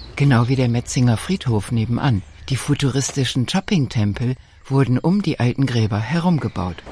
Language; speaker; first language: German; native; German